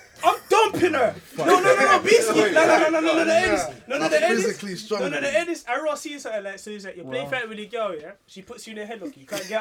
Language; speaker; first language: English; native; English